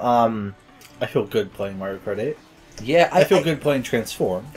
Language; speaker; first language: English; native; English